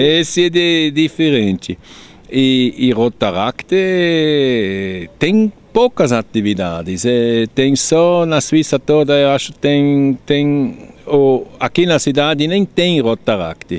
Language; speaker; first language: Portuguese; non-native, fluent; German